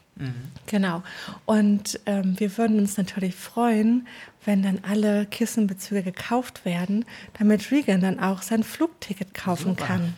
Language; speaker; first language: German; native; German